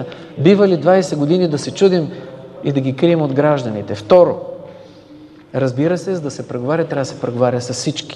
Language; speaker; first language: Bulgarian; native; Bulgarian